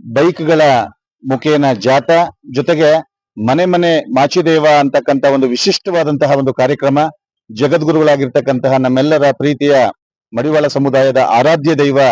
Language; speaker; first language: Kannada; native; Kannada